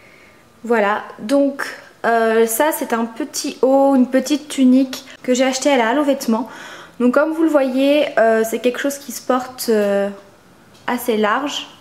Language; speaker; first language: French; native; French